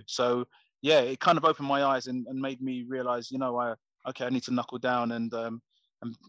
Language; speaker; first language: English; native; English